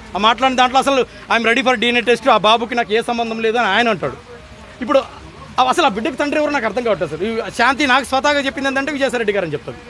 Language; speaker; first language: Telugu; native; Telugu